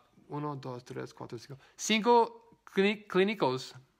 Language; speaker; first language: Spanish; non-native, learner; English